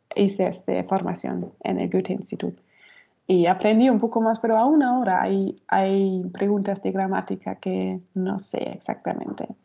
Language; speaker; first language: Spanish; non-native, fluent; German